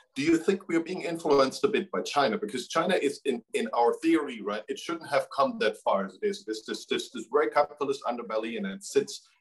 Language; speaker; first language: English; non-native, fluent; German